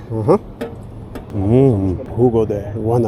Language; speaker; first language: Spanish; non-native, learner; German